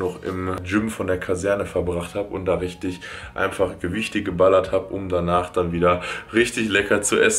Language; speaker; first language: German; native; German